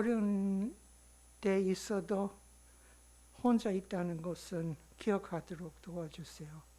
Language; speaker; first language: Korean; non-native, learner; English